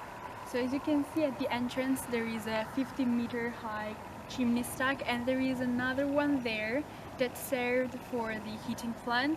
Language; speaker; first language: English; non-native, learner; Italian